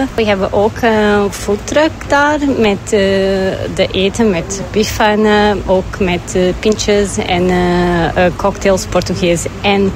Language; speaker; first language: Dutch; non-native, learner; Portuguese